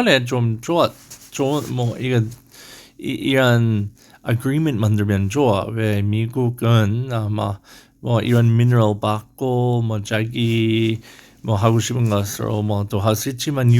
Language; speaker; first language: Korean; non-native, learner; English